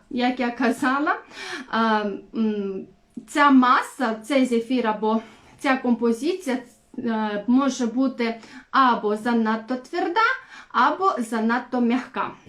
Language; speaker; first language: Ukrainian; non-native, local second language; Russian